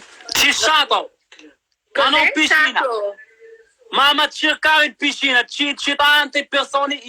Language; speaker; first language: Italian; non-native, learner; Arabic